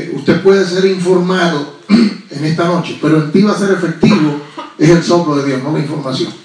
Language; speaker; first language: Spanish; native; Spanish